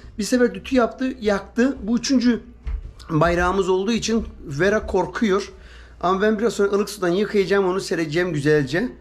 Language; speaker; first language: Turkish; native; Turkish